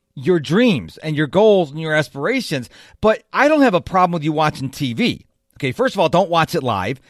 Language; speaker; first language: English; native; English